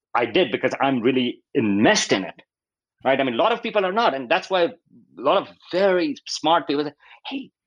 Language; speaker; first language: English; non-native, local second language; Urdu